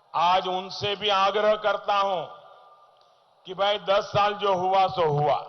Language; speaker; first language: Hindi; non-native, local second language; Gujarati